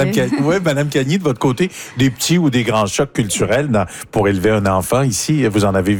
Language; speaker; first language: French; native; French